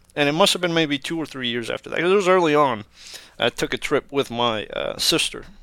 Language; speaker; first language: English; early bilingual, other home language; Spanish